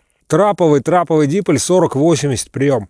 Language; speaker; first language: Russian; native; Russian